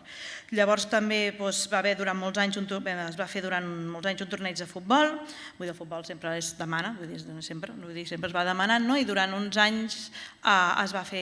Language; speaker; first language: Catalan; native; Catalan